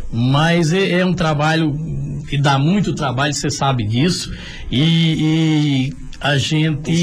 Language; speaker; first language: Portuguese; native; Portuguese